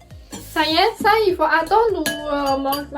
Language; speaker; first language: French; non-native, learner; Chinese